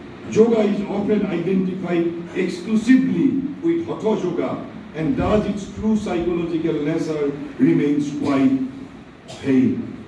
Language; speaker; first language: English; non-native, local second language; Assamese